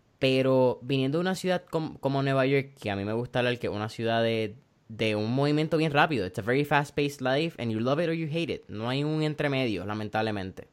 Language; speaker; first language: Spanish; native; Spanish